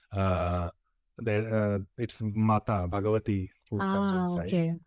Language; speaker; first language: English; non-native, local second language; Tulu